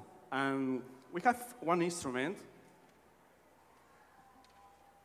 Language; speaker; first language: English; non-native, learner; Spanish